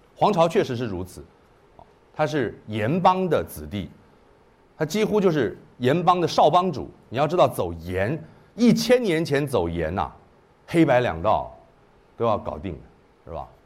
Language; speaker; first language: Chinese; native; Chinese